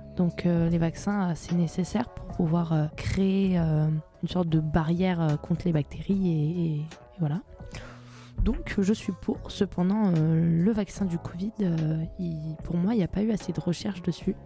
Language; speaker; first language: French; native; French